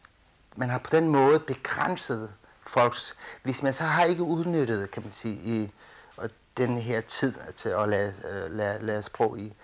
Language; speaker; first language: Danish; early bilingual, other home language; Kurdish